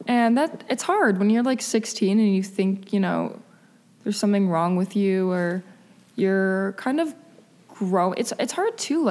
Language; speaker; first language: English; early bilingual, other home language; Spanish